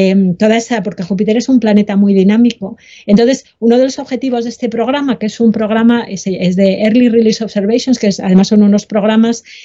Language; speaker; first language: Spanish; native; Spanish